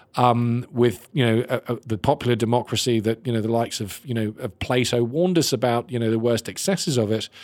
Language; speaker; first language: English; native; English